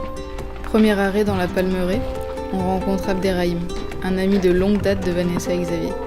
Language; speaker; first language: French; native; French